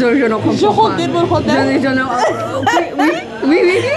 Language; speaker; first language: French; non-native, learner; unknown